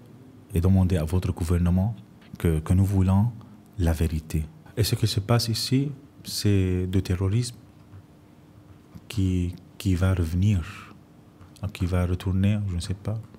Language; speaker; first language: French; non-native, fluent; Arabic